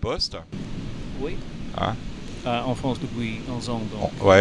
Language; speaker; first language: French; non-native, learner; English